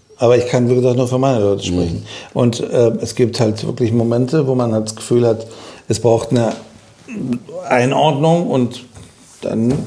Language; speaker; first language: German; non-native, fluent; Persian